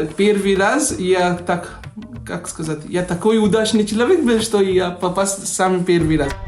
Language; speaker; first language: Russian; non-native, fluent; Bangla